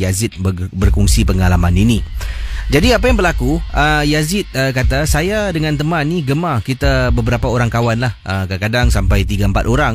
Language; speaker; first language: Malay; native; Malay